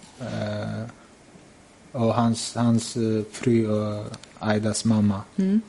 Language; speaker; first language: Swedish; non-native, fluent; Turkish